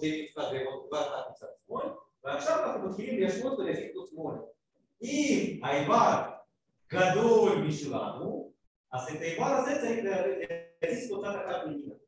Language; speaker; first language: Hebrew; non-native, fluent; Russian